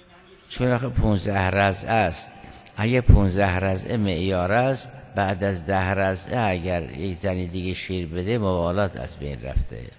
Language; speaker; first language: Persian; native; Persian